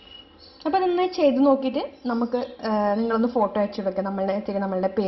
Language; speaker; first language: Malayalam; native; Malayalam